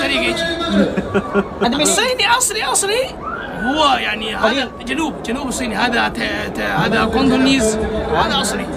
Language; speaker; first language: Arabic; non-native, learner; Chinese